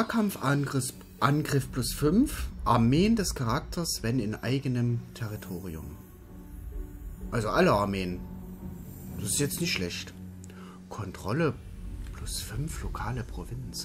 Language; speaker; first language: German; native; German